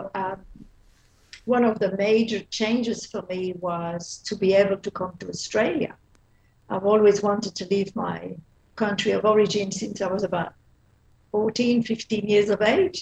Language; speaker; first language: English; non-native, fluent; Dutch